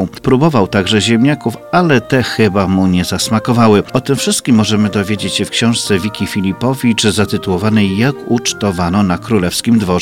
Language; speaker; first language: Polish; native; Polish